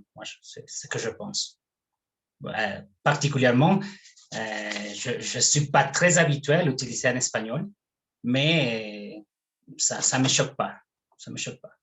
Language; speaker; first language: French; non-native, fluent; Spanish